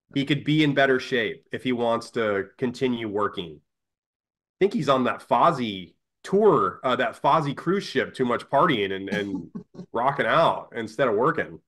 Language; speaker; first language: English; native; English